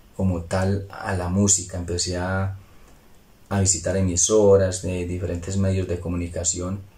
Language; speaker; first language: Spanish; native; Spanish